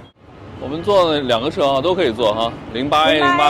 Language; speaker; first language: Chinese; native; Chinese